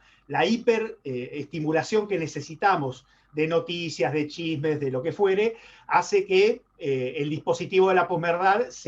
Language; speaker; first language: Spanish; native; Spanish